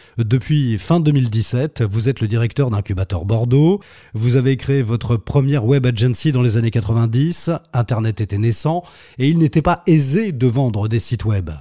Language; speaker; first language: French; native; French